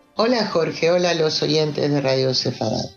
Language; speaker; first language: Spanish; native; Spanish